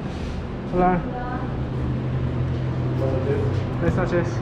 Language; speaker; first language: Spanish; non-native, learner; English